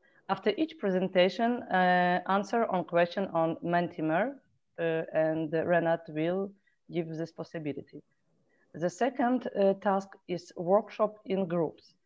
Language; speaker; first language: English; non-native, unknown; Polish